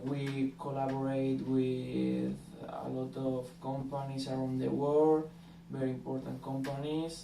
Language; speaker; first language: English; non-native, learner; Spanish